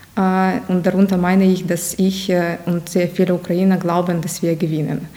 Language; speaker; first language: German; non-native, fluent; Ukrainian